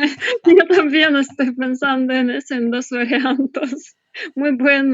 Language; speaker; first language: Spanish; non-native, learner; Russian